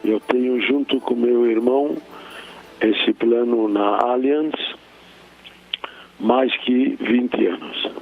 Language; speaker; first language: Portuguese; non-native, fluent; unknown